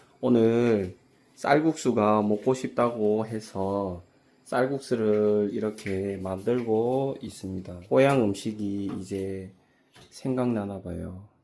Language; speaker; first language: Korean; native; Korean